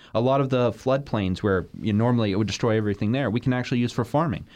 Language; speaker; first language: English; native; English